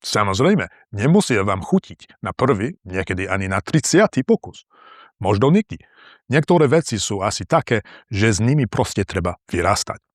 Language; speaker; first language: Slovak; non-native, learner; English